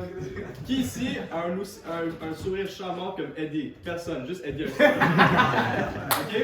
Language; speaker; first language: French; native; French